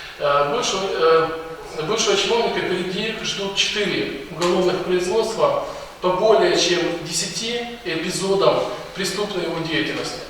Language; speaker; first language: Russian; non-native, local second language; Ukrainian